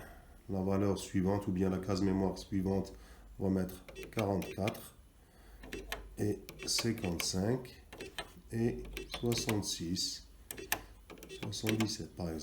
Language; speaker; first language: French; non-native, local second language; Arabic